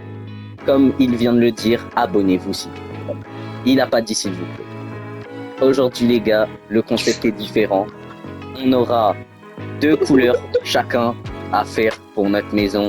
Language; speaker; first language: French; native; French